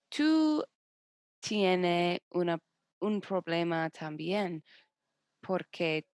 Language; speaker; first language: Spanish; non-native, learner; English